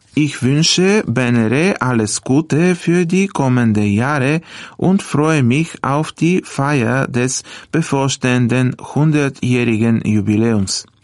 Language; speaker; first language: German; non-native, fluent; Bulgarian